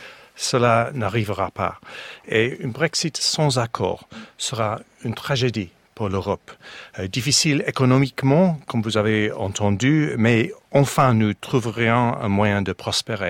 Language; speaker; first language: French; non-native, fluent; English